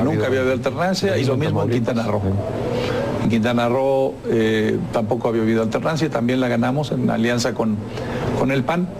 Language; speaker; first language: Spanish; native; Spanish